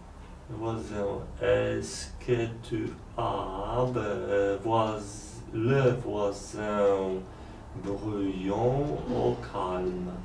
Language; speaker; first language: French; non-native, learner; Polish